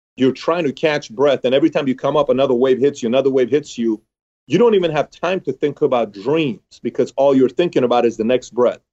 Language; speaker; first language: English; early bilingual, other home language; Persian